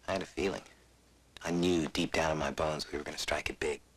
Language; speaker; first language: English; native; English